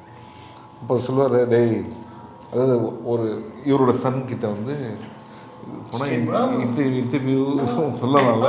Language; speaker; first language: Tamil; native; Tamil